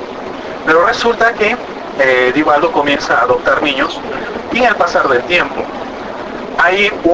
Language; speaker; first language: Spanish; native; Spanish